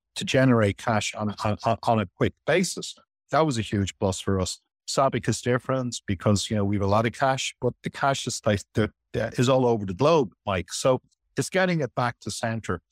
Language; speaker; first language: English; native; English